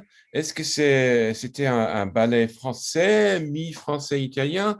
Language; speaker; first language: French; non-native, fluent; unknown